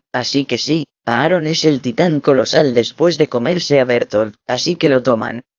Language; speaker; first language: Spanish; non-native, fluent; English